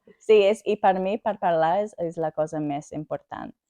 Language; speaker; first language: Catalan; non-native, learner; English